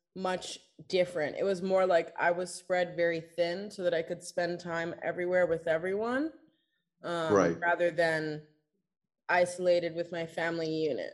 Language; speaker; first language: English; native; English